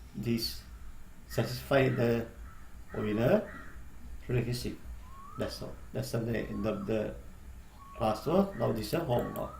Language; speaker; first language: English; non-native, local second language; Sinhala